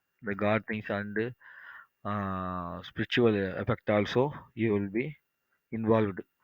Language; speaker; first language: English; non-native, local second language; Tamil